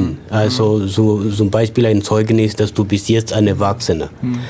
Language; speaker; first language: German; non-native, fluent; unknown